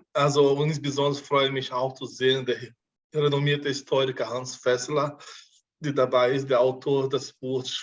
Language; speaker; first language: German; non-native, fluent; Portuguese